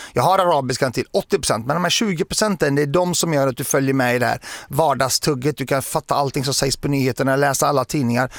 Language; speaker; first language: Swedish; early bilingual, other home language; Arabic